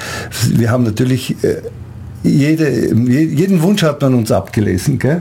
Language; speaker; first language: German; native; German